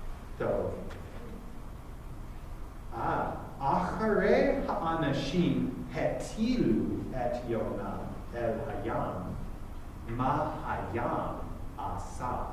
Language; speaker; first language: Hebrew; non-native, fluent; English